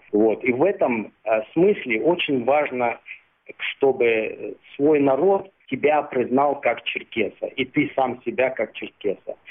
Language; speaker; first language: Russian; non-native, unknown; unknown